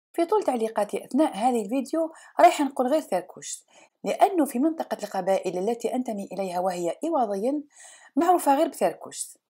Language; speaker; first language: Arabic; non-native, local second language; Kabyle